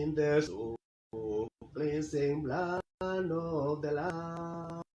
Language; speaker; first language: English; non-native, local second language; Swahili